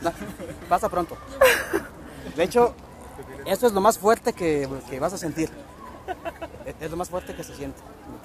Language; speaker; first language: Spanish; native; Spanish